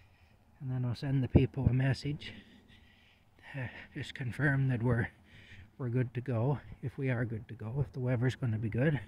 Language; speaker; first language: English; native; English